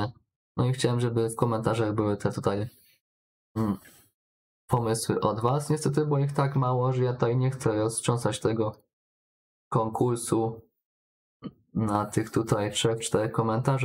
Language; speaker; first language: Polish; native; Polish